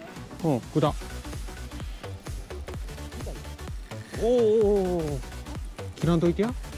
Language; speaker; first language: Japanese; native; Japanese